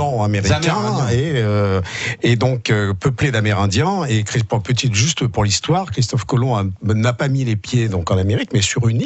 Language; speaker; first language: French; native; French